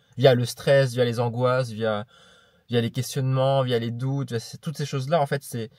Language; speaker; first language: French; native; French